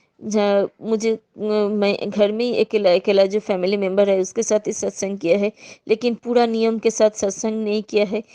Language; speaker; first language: Hindi; non-native, local second language; Bangla